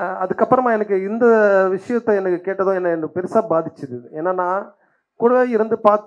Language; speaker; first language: Tamil; native; Tamil